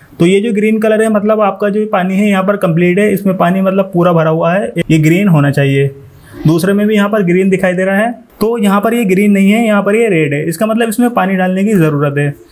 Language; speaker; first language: Hindi; native; Hindi